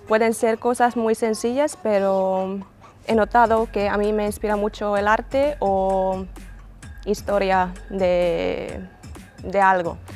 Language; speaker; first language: Spanish; non-native, fluent; Russian